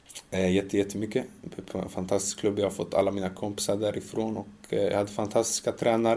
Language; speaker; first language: Swedish; early bilingual, other home language; Macedonian